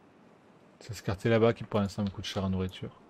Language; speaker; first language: French; native; French